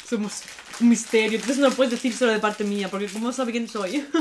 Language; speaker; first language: Italian; non-native, fluent; German